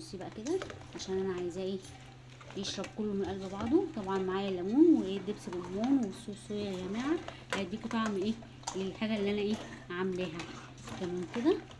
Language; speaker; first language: Arabic; native; Arabic